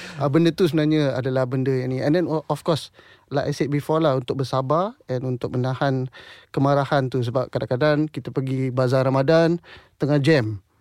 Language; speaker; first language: Malay; non-native, local second language; English